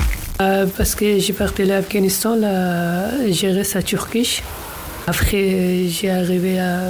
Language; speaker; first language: French; non-native, learner; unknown